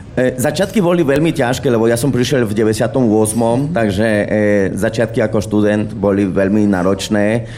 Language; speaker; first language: Slovak; non-native, fluent; Spanish